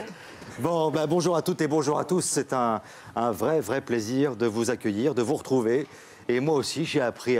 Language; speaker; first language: French; native; French